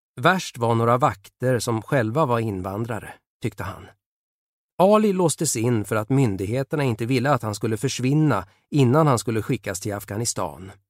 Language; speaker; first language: Swedish; native; Swedish